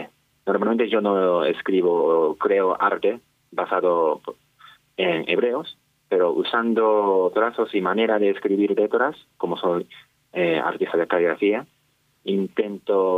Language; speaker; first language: Spanish; non-native, fluent; Japanese